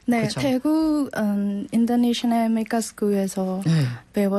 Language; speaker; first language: Korean; non-native, learner; Burmese